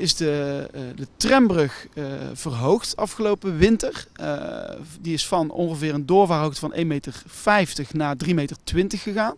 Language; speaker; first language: Dutch; native; Dutch